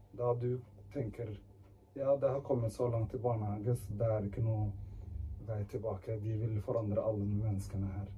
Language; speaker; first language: Norwegian; early bilingual, other home language; Urdu